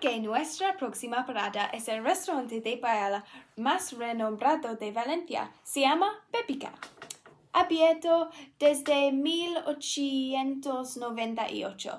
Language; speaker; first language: Spanish; non-native, learner; English